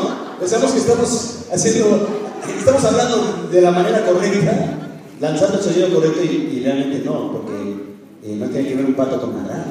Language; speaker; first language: Spanish; native; Spanish